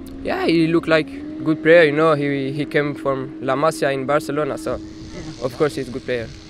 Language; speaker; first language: English; non-native, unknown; French